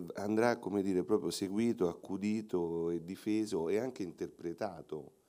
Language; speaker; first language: Italian; native; Italian